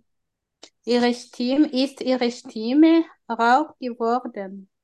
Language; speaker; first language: German; non-native, fluent; Turkish